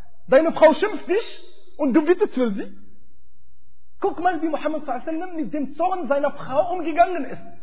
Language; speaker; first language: German; non-native, fluent; Arabic